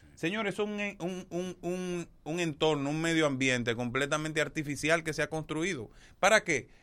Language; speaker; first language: Spanish; native; Spanish